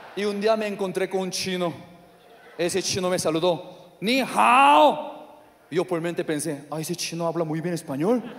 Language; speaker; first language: Spanish; non-native, fluent; Korean